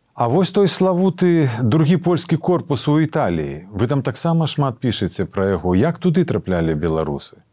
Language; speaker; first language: Belarusian; native; Belarusian